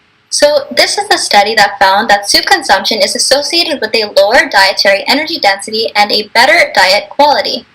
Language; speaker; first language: English; native; English